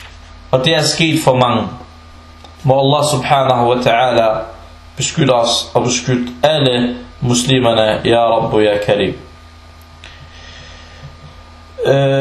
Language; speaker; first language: Danish; non-native, local second language; Arabic